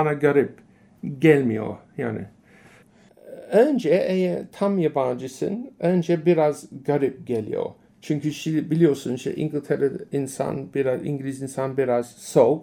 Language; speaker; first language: Turkish; non-native, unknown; English